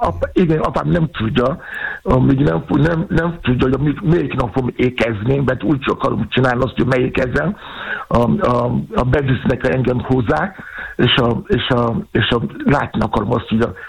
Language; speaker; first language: Hungarian; non-native, fluent; Yoruba